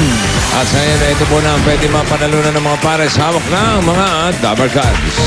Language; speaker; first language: Filipino; native; Filipino